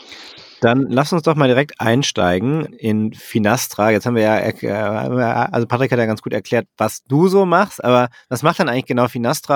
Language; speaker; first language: German; native; German